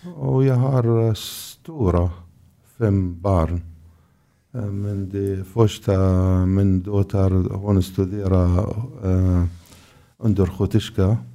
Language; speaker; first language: Swedish; non-native, learner; Arabic